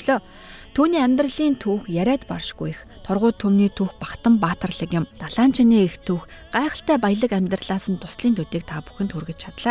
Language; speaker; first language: Mongolian; native; Mongolian